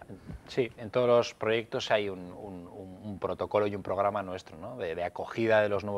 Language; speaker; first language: Spanish; native; Spanish